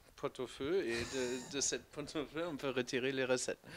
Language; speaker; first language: French; non-native, fluent; German